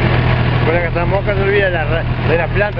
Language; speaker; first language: Spanish; native; Spanish